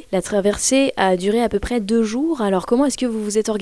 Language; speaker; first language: French; native; French